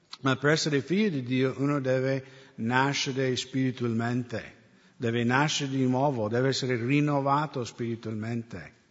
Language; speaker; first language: Italian; non-native, fluent; English